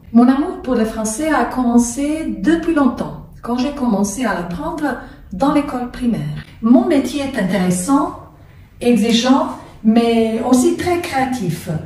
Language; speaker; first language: French; non-native, fluent; Croatian